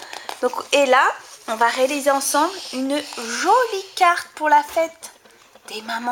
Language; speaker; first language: French; native; French